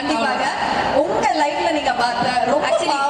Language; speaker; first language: Tamil; native; Tamil